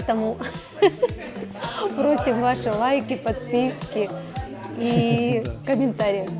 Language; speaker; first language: Russian; native; Russian